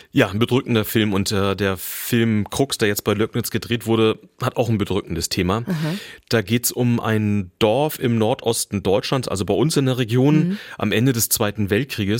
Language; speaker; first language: German; native; German